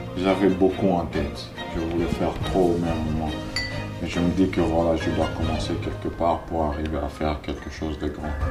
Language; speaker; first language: French; non-native, local second language; Swahili